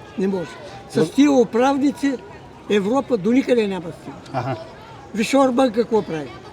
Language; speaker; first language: Bulgarian; native; Bulgarian